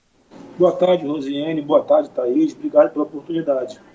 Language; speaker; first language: Portuguese; native; Portuguese